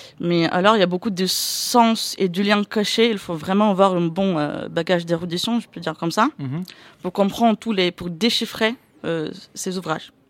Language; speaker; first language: French; non-native, fluent; Lithuanian